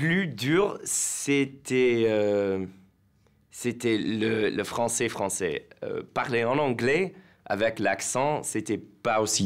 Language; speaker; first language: French; non-native, learner; English